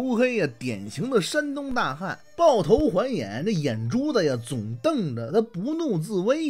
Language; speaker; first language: Chinese; native; Chinese